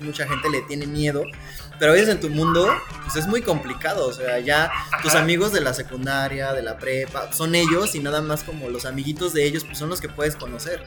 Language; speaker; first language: Spanish; native; Spanish